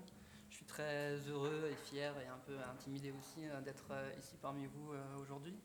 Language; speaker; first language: French; native; French